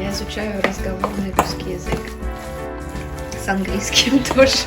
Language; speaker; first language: Russian; early bilingual, other home language; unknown